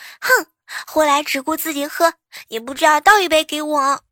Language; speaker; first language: Chinese; native; Chinese